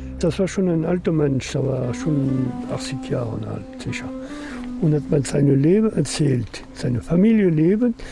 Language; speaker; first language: German; non-native, learner; French